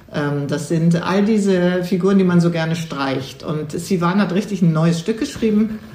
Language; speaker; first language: German; native; German